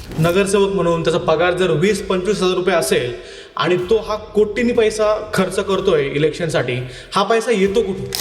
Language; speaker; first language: Marathi; native; Marathi